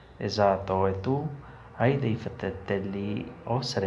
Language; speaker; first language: Italian; non-native, learner; Urdu